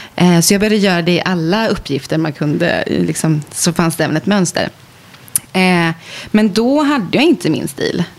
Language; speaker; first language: Swedish; native; Swedish